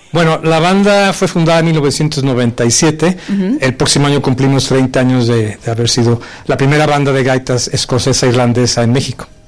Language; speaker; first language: Spanish; early bilingual, heritage; Spanish